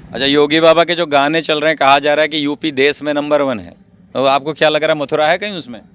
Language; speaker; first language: Hindi; native; Hindi